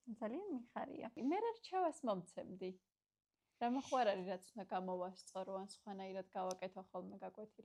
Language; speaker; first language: Georgian; native; Georgian